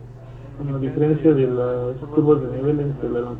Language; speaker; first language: Spanish; native; Spanish